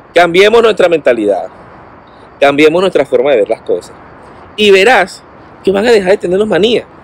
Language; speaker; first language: Spanish; native; Spanish